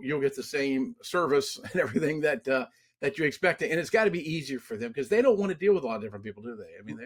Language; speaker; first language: English; native; English